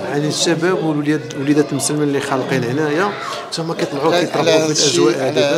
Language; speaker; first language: Arabic; native; Arabic